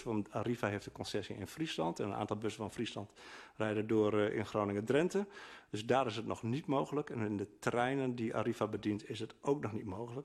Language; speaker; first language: Dutch; native; Dutch